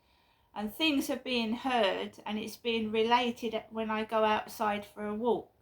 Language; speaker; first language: English; native; English